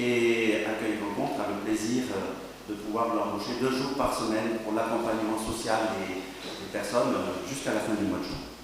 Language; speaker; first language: French; native; French